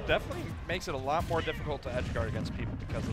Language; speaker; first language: English; native; English